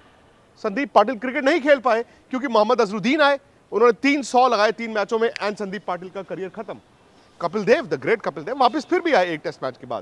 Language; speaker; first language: Hindi; native; Hindi